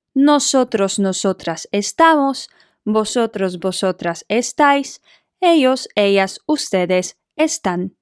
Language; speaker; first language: Spanish; non-native, fluent; Polish